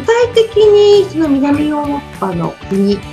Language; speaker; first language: Japanese; native; Japanese